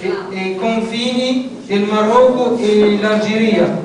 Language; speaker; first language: Italian; non-native, learner; Arabic